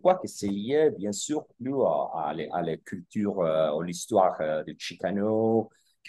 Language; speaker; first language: French; non-native, learner; Spanish